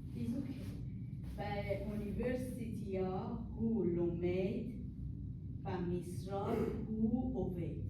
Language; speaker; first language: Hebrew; non-native, learner; English